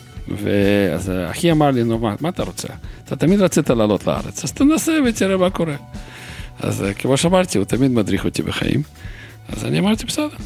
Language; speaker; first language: Hebrew; non-native, fluent; Russian